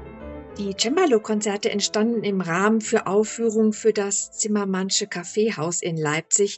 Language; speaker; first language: German; native; German